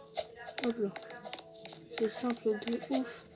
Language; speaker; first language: French; native; French